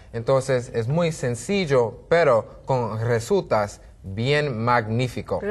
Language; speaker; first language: Spanish; non-native, learner; English